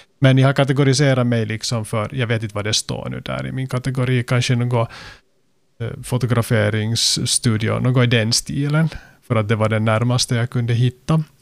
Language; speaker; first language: Swedish; native; Swedish